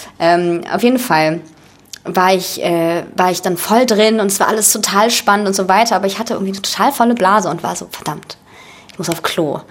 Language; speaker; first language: German; early bilingual, other home language; Russian